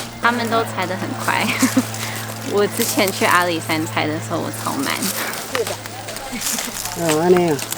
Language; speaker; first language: Chinese; non-native, fluent; English